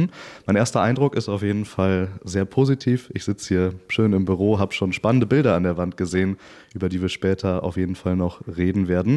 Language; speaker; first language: German; native; German